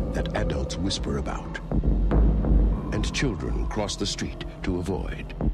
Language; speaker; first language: English; native; English